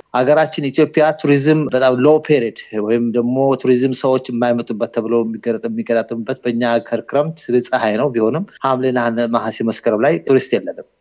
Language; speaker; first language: Amharic; native; Amharic